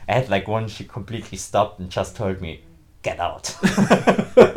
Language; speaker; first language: English; non-native, fluent; German